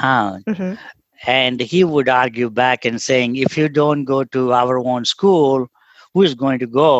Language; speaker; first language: English; non-native, local second language; Tamil